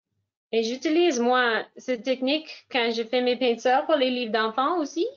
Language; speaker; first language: French; non-native, fluent; English